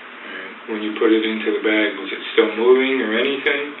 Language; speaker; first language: English; native; English